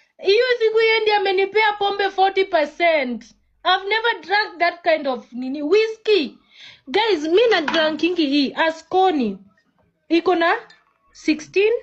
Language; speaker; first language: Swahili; native; Swahili